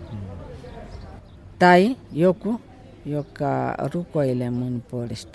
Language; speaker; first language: Finnish; non-native, fluent; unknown